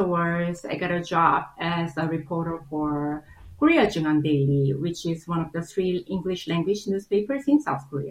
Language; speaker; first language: English; non-native, fluent; Korean